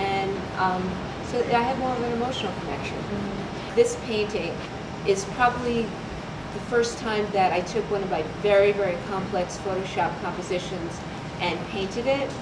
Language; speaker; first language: English; native; English